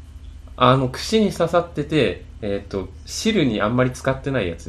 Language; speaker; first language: Japanese; native; Japanese